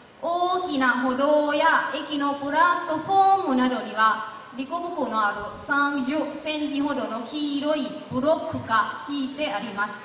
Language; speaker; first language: Japanese; non-native, learner; Lao